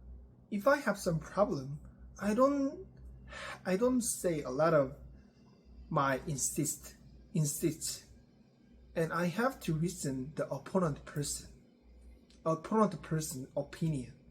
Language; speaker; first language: English; non-native, learner; Korean